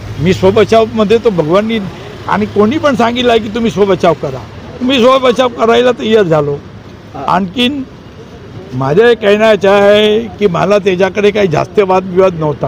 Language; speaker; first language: Marathi; non-native, local second language; Gujarati